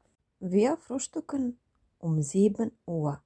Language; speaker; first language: German; non-native, fluent; Serbian